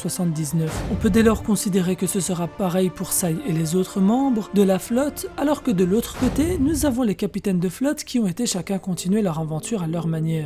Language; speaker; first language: French; native; French